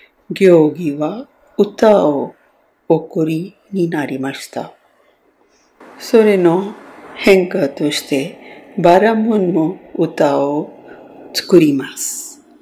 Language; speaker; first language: Japanese; non-native, fluent; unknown